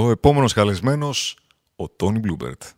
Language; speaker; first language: Greek; native; Greek